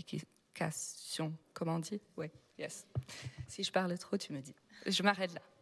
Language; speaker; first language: French; non-native, fluent; Dutch